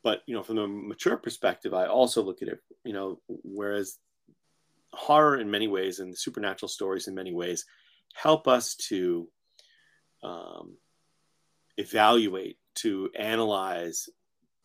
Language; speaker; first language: English; native; English